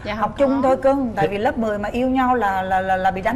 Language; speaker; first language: Vietnamese; native; Vietnamese